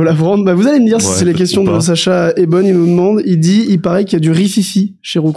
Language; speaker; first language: French; native; French